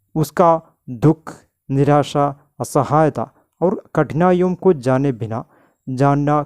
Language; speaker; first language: Hindi; non-native, local second language; Malayalam